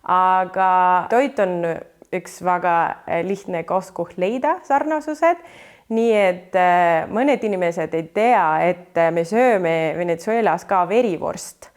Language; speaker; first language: Estonian; non-native, fluent; Spanish